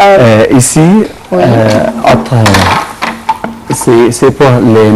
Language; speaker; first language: French; non-native, learner; Arabic